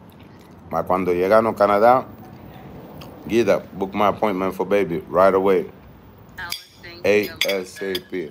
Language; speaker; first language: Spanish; non-native, learner; Portuguese